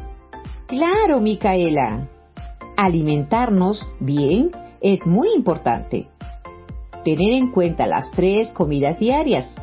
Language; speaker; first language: Spanish; native; Spanish